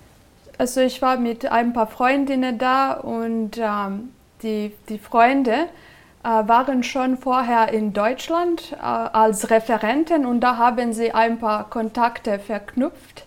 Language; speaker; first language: German; non-native, fluent; Serbian